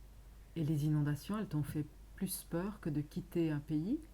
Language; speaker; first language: French; native; French